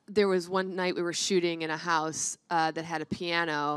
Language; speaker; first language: English; native; English